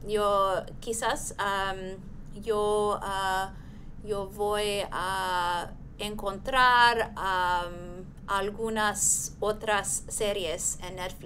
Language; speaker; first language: Spanish; non-native, learner; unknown